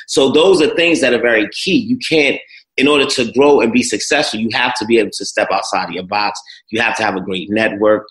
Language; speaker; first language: English; native; English